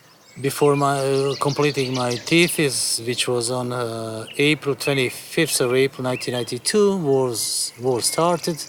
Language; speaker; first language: English; non-native, fluent; Croatian